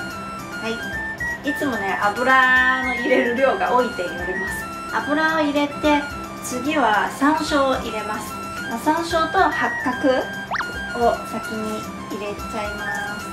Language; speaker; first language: Japanese; non-native, fluent; Chinese